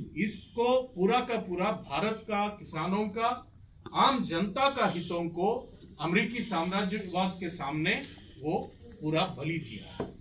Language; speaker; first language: Hindi; non-native, local second language; Malayalam